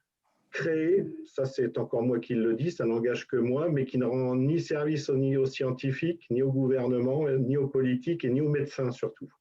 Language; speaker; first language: French; native; French